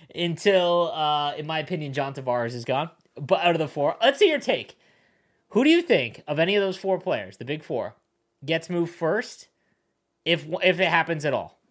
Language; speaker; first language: English; native; English